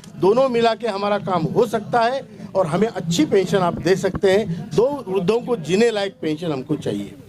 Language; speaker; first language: Hindi; non-native, local second language; Marathi